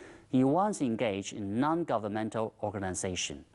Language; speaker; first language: English; non-native, fluent; Chinese